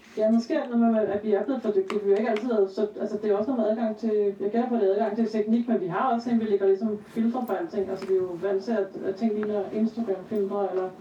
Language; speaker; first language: Danish; native; Danish